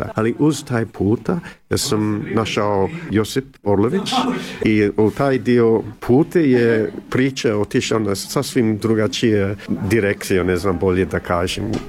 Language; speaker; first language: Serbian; early bilingual, heritage; Serbian